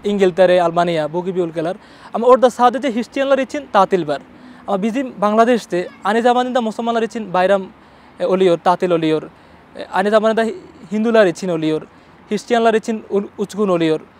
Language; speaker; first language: Turkish; non-native, learner; Bangla